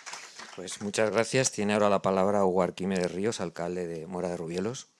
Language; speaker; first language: Spanish; native; Spanish